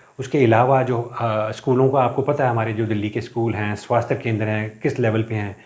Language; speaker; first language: Hindi; non-native, local second language; Punjabi